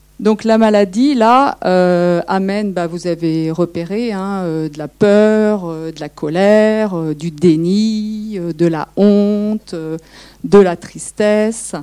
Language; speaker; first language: French; native; French